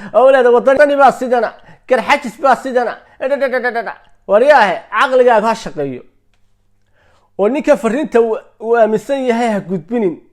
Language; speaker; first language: Somali; native; Somali